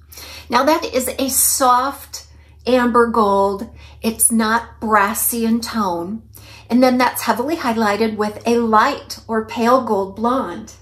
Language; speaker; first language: English; native; English